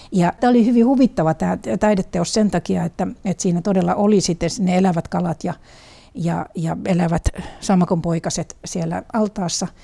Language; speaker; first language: Finnish; native; Finnish